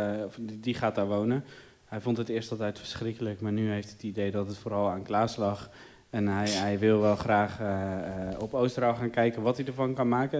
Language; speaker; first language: Dutch; native; Dutch